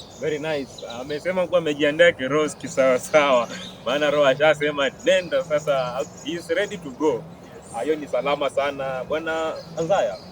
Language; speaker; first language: Swahili; non-native, local second language; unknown